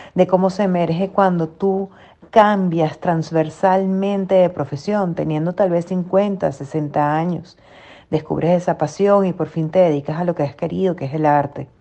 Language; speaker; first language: Spanish; native; Spanish